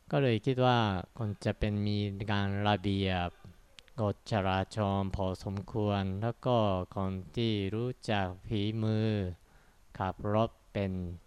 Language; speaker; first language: Thai; non-native, fluent; Japanese